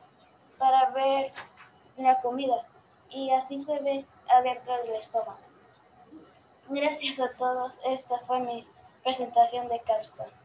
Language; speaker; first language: Spanish; early bilingual, heritage; Spanish